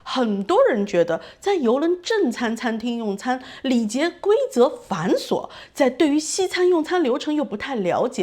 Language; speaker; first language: Chinese; native; Chinese